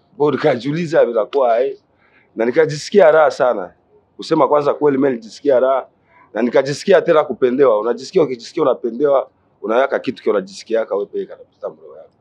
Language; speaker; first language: Swahili; native; Swahili